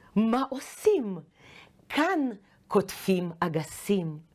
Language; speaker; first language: Hebrew; non-native, fluent; Ukrainian